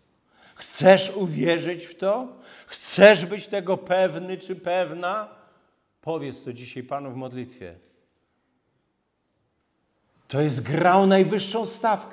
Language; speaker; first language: Polish; native; Polish